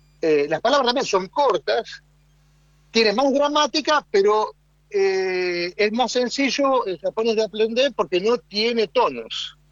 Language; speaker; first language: Spanish; native; Spanish